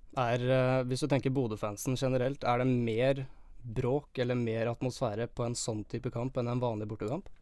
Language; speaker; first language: Norwegian; native; Norwegian